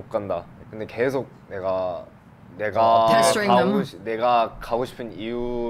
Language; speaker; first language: Korean; non-native, fluent; English